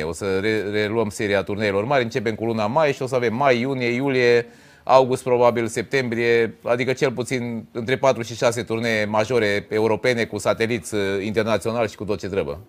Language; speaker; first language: Romanian; native; Romanian